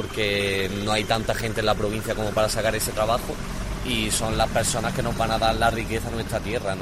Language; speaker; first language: Spanish; native; Spanish